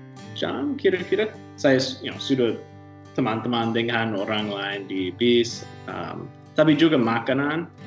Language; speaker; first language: Indonesian; non-native, learner; English